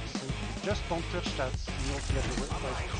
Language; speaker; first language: English; non-native, fluent; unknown